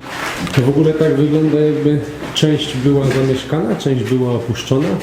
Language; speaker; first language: Polish; native; Polish